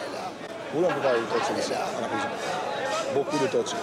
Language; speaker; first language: French; non-native, local second language; Haitian Creole